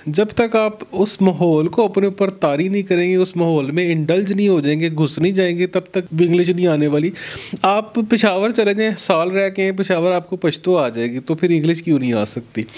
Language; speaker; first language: Urdu; non-native, local second language; Punjabi